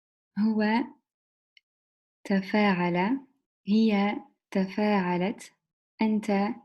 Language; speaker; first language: Arabic; non-native, learner; English